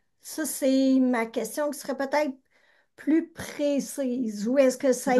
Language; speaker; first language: French; native; French